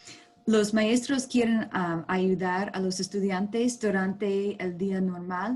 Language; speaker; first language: Spanish; non-native, learner; English